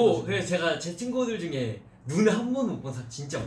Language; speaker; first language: Korean; early bilingual, heritage; Korean